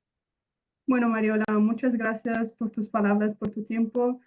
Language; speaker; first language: Spanish; non-native, fluent; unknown